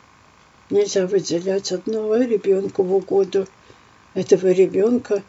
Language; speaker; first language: Russian; native; Russian